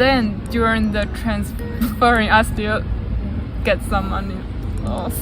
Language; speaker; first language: English; non-native, fluent; Chinese